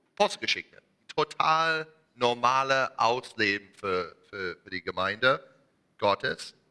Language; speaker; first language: German; non-native, learner; English